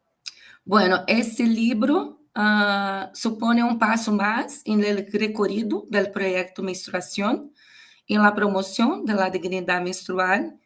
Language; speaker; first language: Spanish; non-native, learner; Portuguese